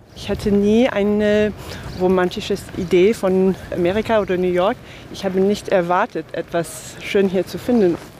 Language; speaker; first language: German; non-native, fluent; English